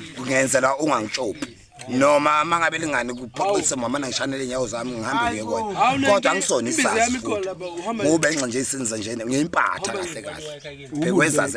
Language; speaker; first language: Zulu; native; Zulu